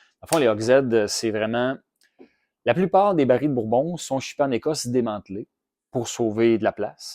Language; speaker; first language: French; native; French